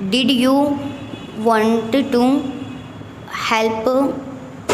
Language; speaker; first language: English; non-native, learner; Hindi